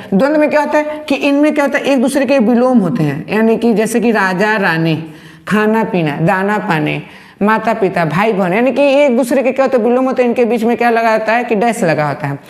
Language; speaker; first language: Hindi; native; Hindi